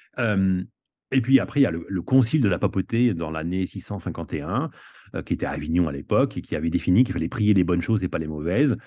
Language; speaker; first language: French; native; French